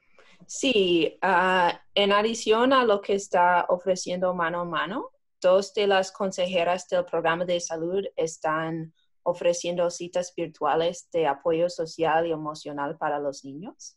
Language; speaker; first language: Spanish; non-native, fluent; English